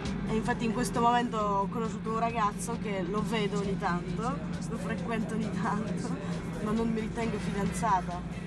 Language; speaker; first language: Italian; non-native, fluent; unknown